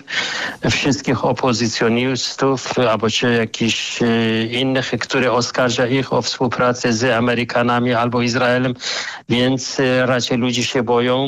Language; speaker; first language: Polish; non-native, fluent; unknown